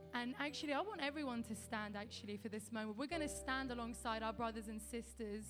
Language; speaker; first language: English; native; English